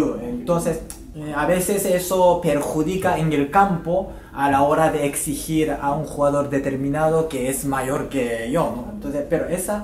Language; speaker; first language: Spanish; non-native, fluent; Japanese